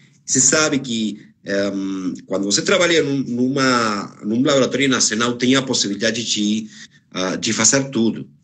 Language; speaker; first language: Portuguese; non-native, fluent; Spanish